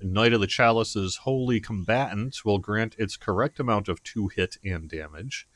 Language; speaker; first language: English; native; English